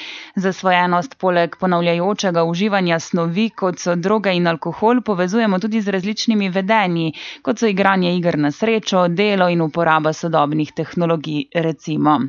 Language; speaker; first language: Slovenian; native; Slovenian